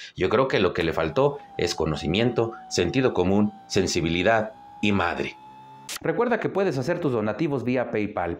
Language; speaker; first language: Spanish; native; Spanish